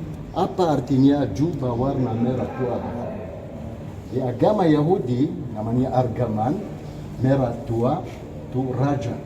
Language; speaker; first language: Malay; non-native, fluent; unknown